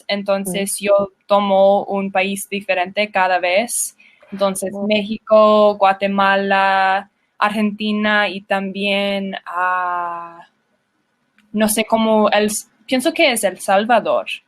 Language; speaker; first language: Spanish; non-native, learner; English